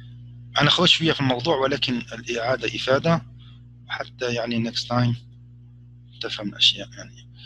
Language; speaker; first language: Arabic; native; Arabic